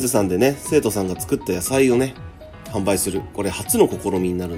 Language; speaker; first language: Japanese; native; Japanese